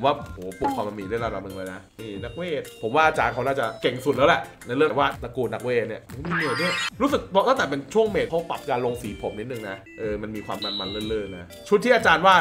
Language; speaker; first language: Thai; native; Thai